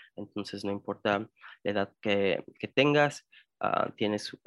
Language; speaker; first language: Spanish; early bilingual, heritage; Spanish